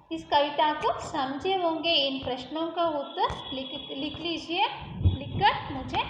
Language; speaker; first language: Hindi; non-native, local second language; Kannada